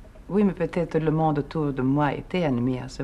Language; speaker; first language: French; non-native, fluent; Swedish